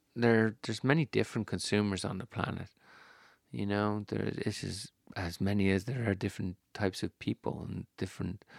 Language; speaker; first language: English; native; English